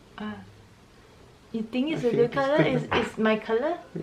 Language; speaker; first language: English; non-native, fluent; Thai